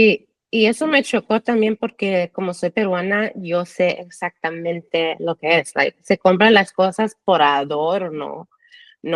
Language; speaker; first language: Spanish; early bilingual, heritage; English